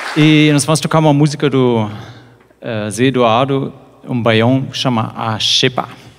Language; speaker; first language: Portuguese; non-native, fluent; German